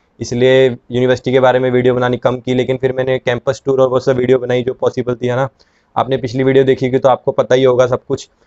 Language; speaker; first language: Hindi; native; Hindi